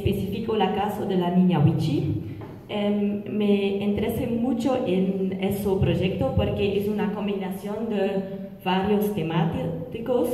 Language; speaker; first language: Spanish; non-native, learner; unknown